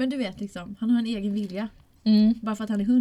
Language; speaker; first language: Swedish; native; Swedish